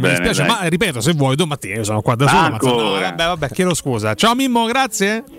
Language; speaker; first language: Italian; native; Italian